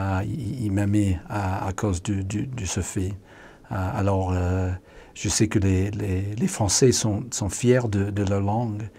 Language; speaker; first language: French; non-native, fluent; English